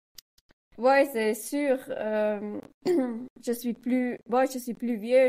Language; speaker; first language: French; non-native, learner; Swiss German